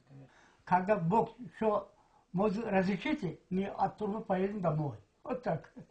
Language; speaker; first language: Russian; non-native, local second language; Tajik